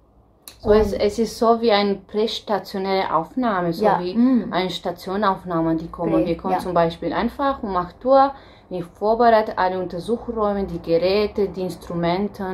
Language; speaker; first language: German; non-native, fluent; Romanian